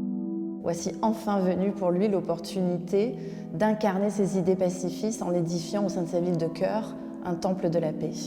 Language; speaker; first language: French; native; French